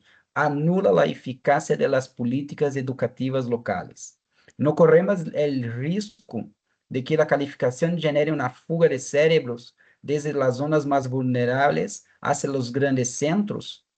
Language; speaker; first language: Spanish; non-native, fluent; Portuguese